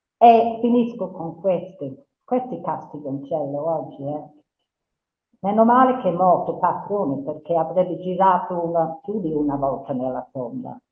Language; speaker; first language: Italian; non-native, fluent; English